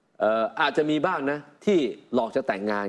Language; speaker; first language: Thai; native; Thai